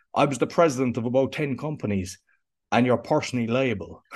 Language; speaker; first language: English; native; English